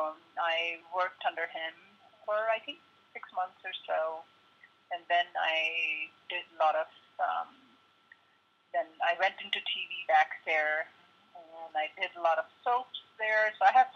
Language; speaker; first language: English; non-native, local second language; Hindi